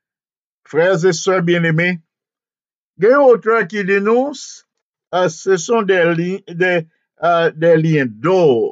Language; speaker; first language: French; non-native, local second language; Haitian Creole